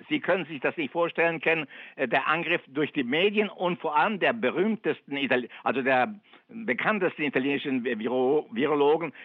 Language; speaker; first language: German; non-native, fluent; Italian